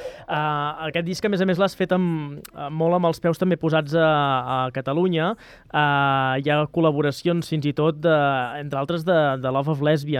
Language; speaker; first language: Catalan; native; Catalan